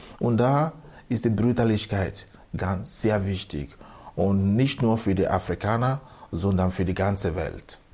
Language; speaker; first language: German; non-native, fluent; Igbo